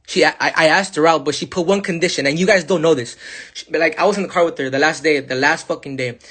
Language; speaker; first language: English; early bilingual, other home language; Spanish